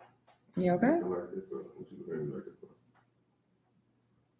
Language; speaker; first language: English; native; English